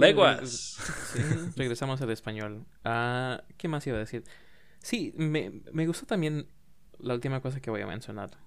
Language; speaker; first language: Spanish; non-native, learner; English